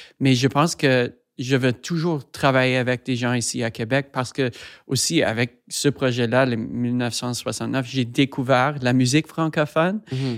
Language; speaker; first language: French; non-native, fluent; English